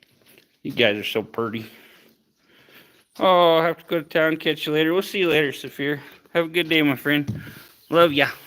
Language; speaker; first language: English; native; English